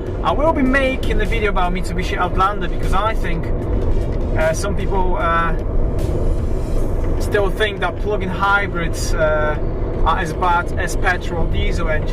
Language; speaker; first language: English; non-native, fluent; Polish